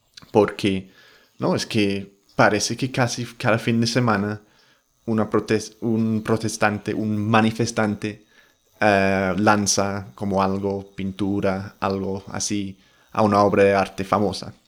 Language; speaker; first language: Spanish; non-native, fluent; English